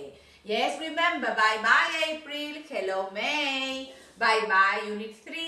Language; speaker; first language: English; non-native, fluent; Spanish